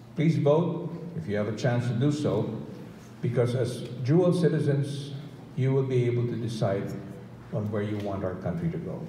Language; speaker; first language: English; non-native, local second language; Filipino